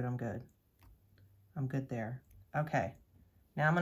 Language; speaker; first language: English; native; English